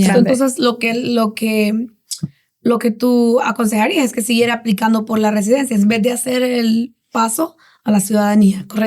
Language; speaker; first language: Spanish; native; Spanish